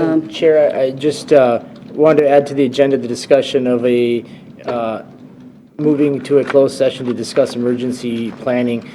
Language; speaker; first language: English; native; English